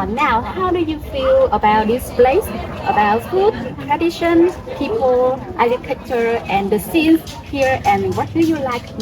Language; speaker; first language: English; non-native, fluent; Vietnamese